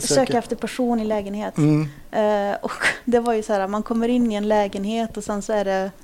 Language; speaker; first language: Swedish; early bilingual, other home language; Kurdish